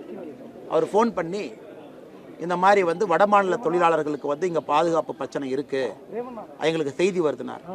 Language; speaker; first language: Tamil; native; Tamil